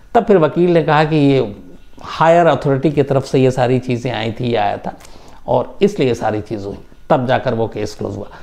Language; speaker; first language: Hindi; native; Hindi